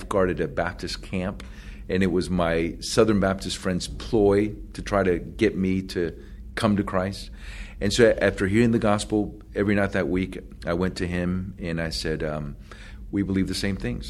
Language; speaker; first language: English; early bilingual, other home language; Spanish